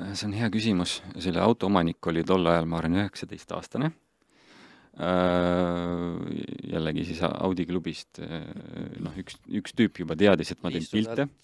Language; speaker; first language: Estonian; non-native, local second language; Russian